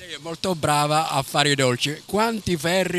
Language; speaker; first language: Italian; native; Italian